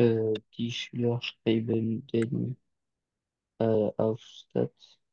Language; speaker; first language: German; non-native, learner; French